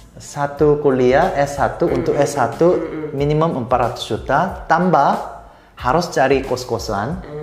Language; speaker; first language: Indonesian; non-native, fluent; Korean